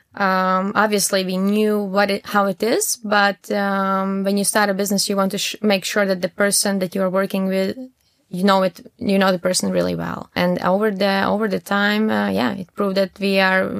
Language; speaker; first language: English; non-native, fluent; Latvian